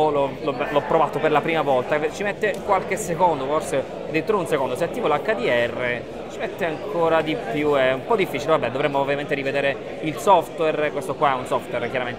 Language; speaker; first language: Italian; native; Italian